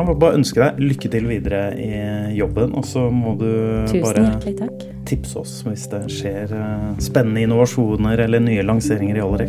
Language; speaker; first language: Norwegian; native; Norwegian